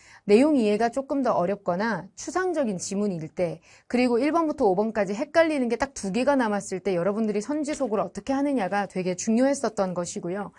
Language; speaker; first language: Korean; native; Korean